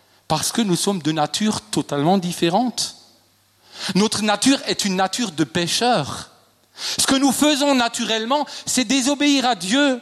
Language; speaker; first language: French; native; French